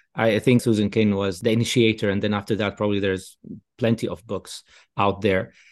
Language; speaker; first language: English; non-native, fluent; Arabic